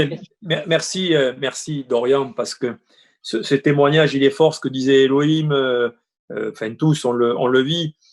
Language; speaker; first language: French; native; French